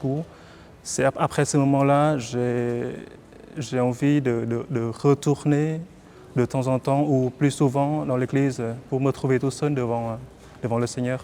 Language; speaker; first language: French; non-native, fluent; Vietnamese